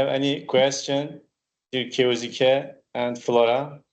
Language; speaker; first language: English; non-native, learner; Turkish